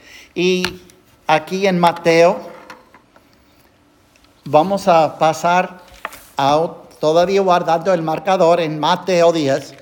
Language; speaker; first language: Spanish; non-native, fluent; English